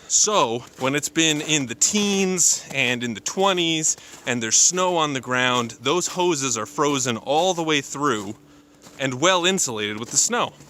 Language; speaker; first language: English; native; English